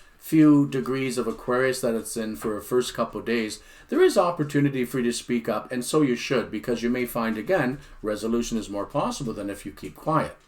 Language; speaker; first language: English; native; English